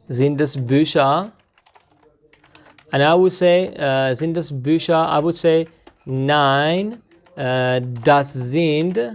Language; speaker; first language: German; non-native, learner; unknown